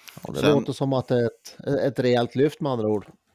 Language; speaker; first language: Swedish; native; Swedish